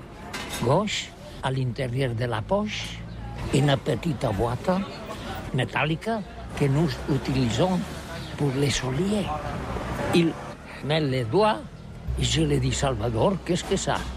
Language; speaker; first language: French; non-native, learner; Catalan